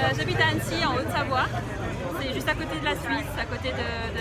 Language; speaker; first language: French; native; French